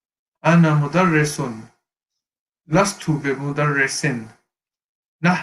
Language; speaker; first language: Arabic; non-native, learner; English